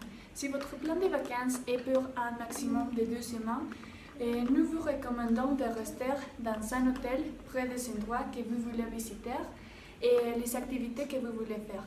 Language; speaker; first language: French; non-native, learner; Spanish